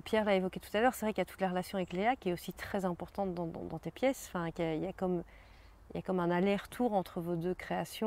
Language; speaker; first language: French; native; French